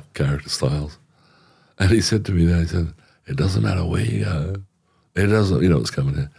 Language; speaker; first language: English; native; English